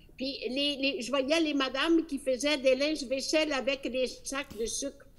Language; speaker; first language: French; non-native, fluent; Italian